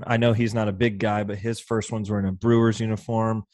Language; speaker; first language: English; native; English